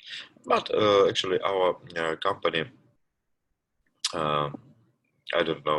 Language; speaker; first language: English; non-native, learner; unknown